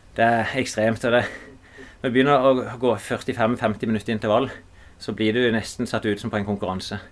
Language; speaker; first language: Norwegian; native; Norwegian